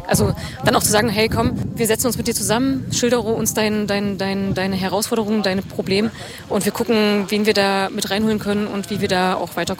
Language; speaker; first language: German; native; German